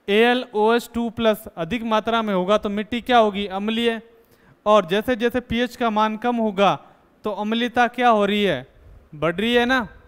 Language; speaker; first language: Hindi; native; Hindi